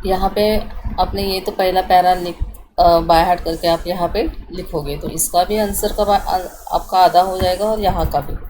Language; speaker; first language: Hindi; non-native, local second language; Marathi